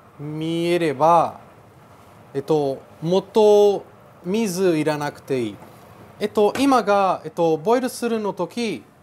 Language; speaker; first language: Japanese; non-native, learner; Portuguese